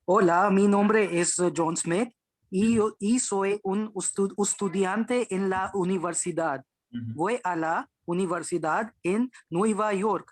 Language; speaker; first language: Spanish; non-native, learner; Hindi